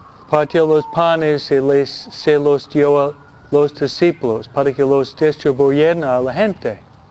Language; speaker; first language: Spanish; non-native, fluent; English